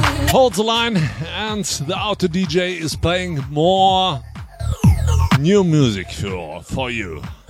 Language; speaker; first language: English; non-native, learner; German